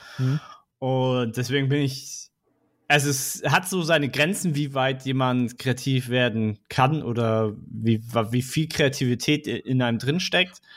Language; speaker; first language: German; native; German